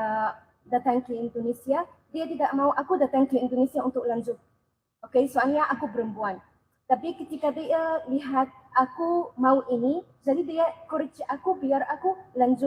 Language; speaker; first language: Indonesian; non-native, learner; Arabic